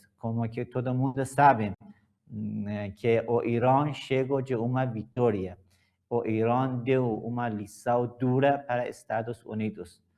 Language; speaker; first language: Portuguese; non-native, learner; Persian